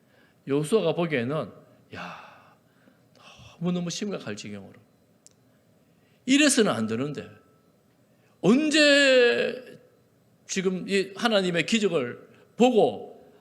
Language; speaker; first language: Korean; native; Korean